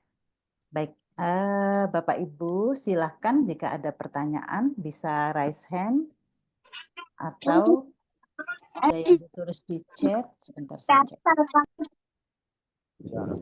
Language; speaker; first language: Indonesian; native; Indonesian